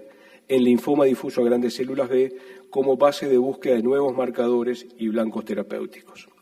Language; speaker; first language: Spanish; native; Spanish